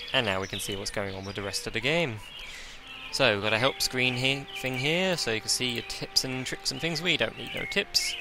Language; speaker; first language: English; native; English